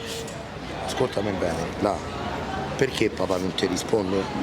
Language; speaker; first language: Italian; native; Italian